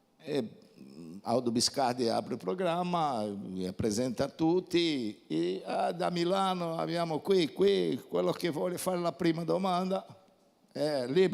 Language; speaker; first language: Italian; non-native, fluent; Portuguese